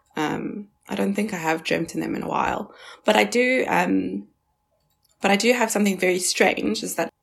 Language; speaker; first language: English; early bilingual, other home language; Chinese